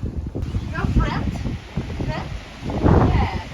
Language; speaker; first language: English; non-native, learner; Russian